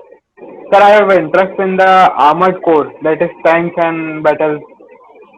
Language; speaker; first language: English; non-native, learner; Hindi